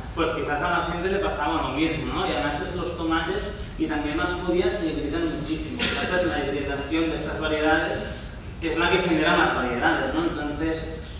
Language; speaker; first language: Spanish; non-native, local second language; Catalan